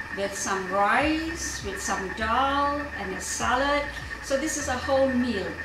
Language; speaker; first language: English; non-native, local second language; Gujarati